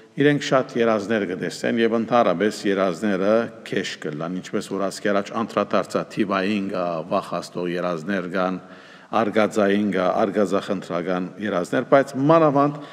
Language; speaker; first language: Armenian; native; Armenian